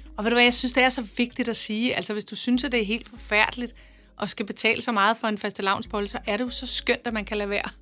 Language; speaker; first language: Danish; native; Danish